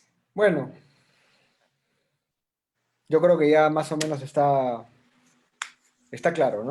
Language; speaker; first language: Spanish; native; Spanish